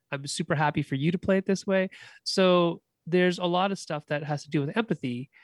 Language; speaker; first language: English; native; English